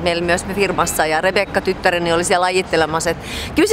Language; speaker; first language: Finnish; native; Finnish